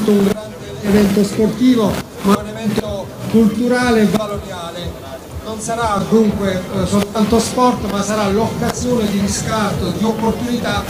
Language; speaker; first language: Italian; native; Italian